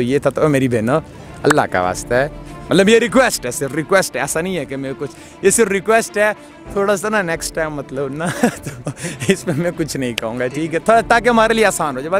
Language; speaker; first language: Urdu; non-native, local second language; Pashto